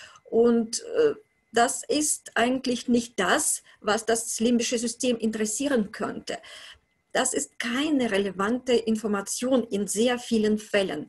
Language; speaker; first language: German; non-native, fluent; Russian